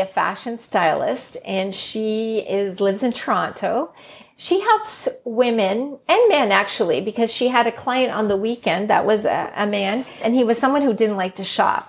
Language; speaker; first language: English; native; English